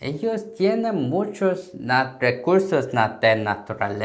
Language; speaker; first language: Spanish; non-native, learner; Korean